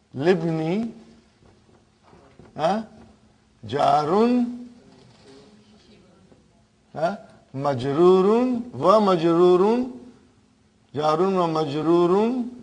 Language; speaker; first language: Arabic; non-native, fluent; Urdu